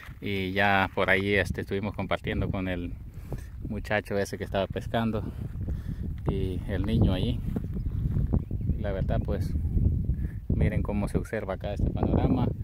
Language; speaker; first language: Spanish; native; Spanish